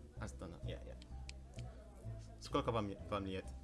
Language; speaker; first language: Russian; non-native, learner; Indonesian